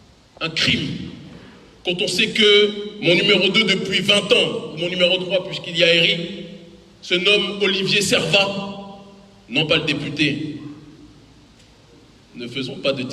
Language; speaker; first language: French; native; French